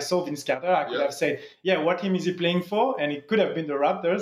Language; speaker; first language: English; non-native, fluent; French